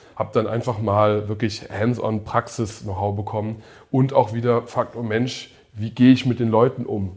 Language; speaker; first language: German; early bilingual, other home language; English